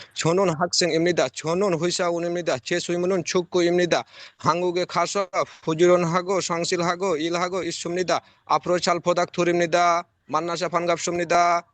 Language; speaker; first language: Korean; non-native, learner; Bangla